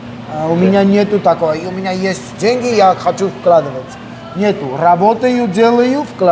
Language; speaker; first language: Russian; non-native, local second language; Armenian